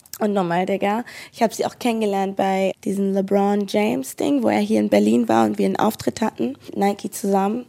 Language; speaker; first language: German; native; German